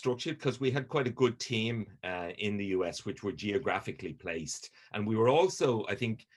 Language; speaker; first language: English; native; English